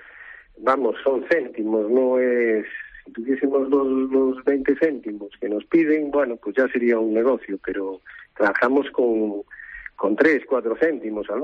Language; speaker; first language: Spanish; native; Spanish